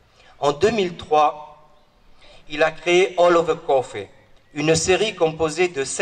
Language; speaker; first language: French; native; French